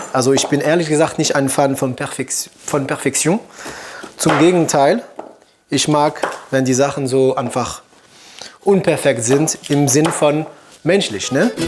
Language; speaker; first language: German; non-native, fluent; French